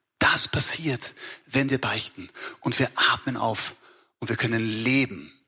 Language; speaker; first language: German; native; German